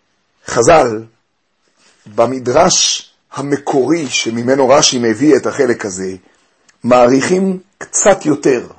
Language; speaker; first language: Hebrew; native; Hebrew